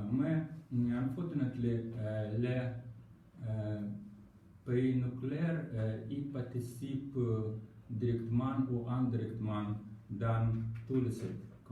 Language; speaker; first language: French; non-native, learner; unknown